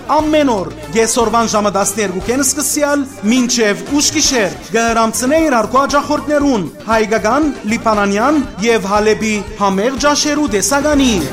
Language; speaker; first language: Armenian; native; Armenian